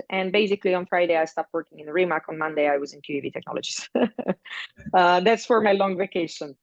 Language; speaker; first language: English; non-native, fluent; Croatian